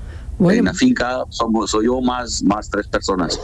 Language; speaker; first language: Spanish; non-native, fluent; Portuguese